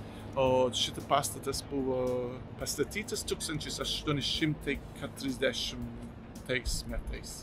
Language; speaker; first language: Lithuanian; non-native, learner; English